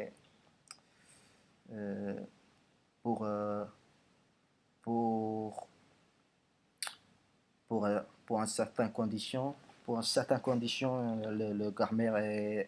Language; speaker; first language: French; non-native, learner; Indonesian